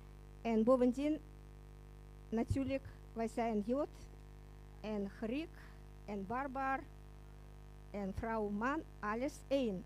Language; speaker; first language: Dutch; non-native, learner; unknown